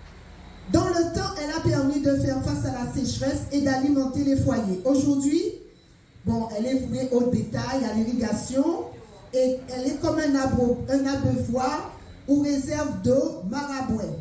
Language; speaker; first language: French; native; French